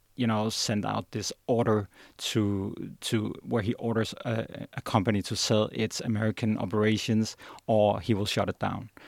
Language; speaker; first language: English; non-native, fluent; Danish